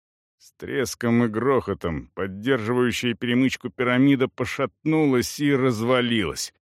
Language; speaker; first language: Russian; native; Russian